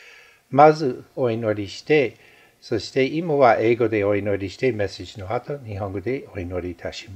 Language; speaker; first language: Japanese; non-native, fluent; English